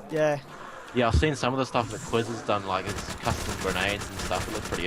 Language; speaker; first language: English; native; English